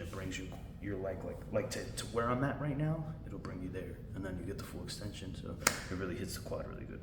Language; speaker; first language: English; native; English